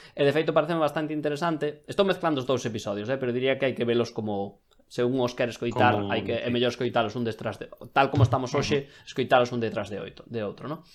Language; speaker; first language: Galician; non-native, local second language; Spanish